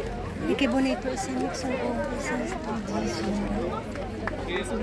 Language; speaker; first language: Spanish; non-native, learner; Filipino